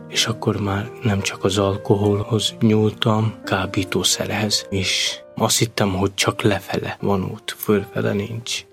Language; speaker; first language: Hungarian; non-native, local second language; Romany